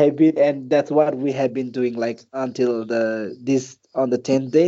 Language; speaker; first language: English; non-native, local second language; Nepali